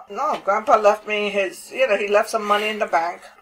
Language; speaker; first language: English; native; English